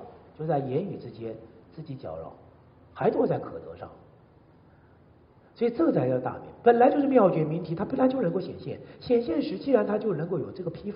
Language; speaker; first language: Chinese; native; Chinese